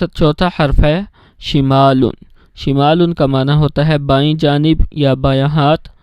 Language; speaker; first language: Urdu; native; Urdu